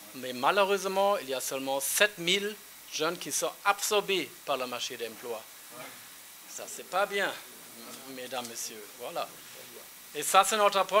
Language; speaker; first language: French; non-native, learner; German